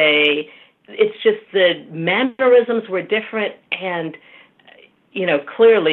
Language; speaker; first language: English; native; English